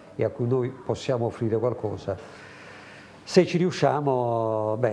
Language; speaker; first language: Italian; native; Italian